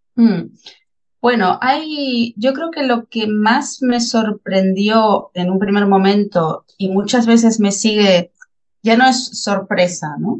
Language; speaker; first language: Spanish; native; Spanish